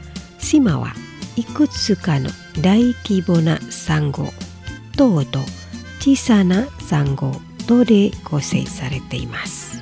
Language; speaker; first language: Japanese; non-native, fluent; Indonesian